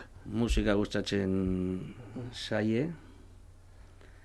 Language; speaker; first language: Basque; non-native, learner; Spanish